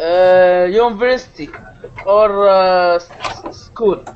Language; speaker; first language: English; non-native, learner; Arabic